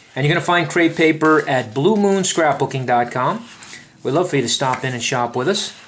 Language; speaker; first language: English; native; English